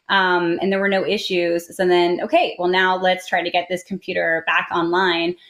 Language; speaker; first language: English; native; English